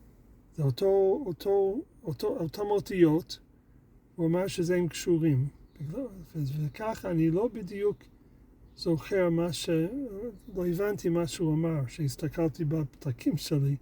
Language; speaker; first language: Hebrew; non-native, fluent; English